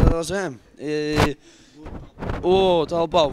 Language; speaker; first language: Russian; non-native, local second language; Uzbek